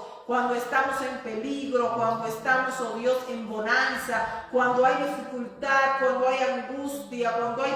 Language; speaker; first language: Spanish; native; Spanish